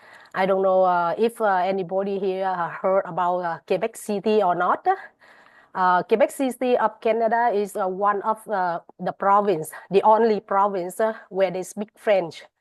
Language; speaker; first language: English; non-native, fluent; Vietnamese